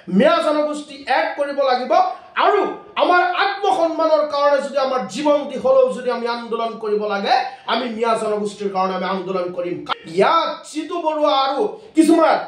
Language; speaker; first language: Assamese; non-native, local second language; Bangla